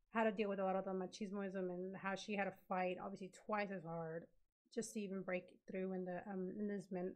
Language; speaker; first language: English; native; English